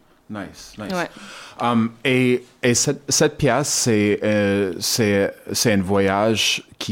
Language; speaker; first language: French; non-native, learner; English